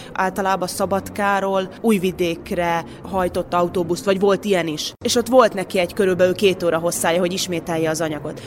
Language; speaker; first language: Hungarian; native; Hungarian